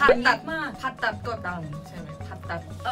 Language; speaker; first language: Thai; non-native, learner; Korean